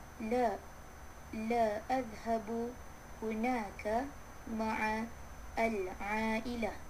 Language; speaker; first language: Arabic; non-native, learner; Malay